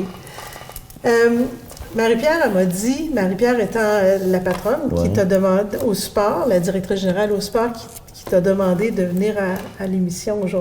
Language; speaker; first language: French; native; French